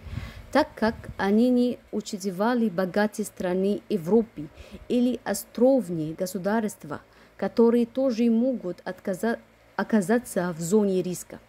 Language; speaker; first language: Russian; non-native, fluent; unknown